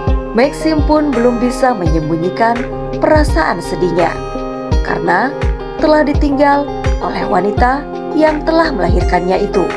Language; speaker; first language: Indonesian; native; Indonesian